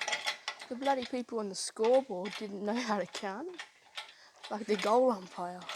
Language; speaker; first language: English; native; English